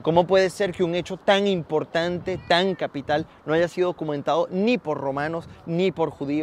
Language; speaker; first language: Spanish; native; Spanish